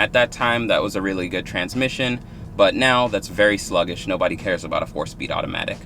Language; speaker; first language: English; native; English